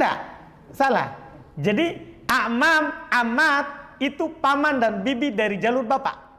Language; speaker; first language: Indonesian; native; Indonesian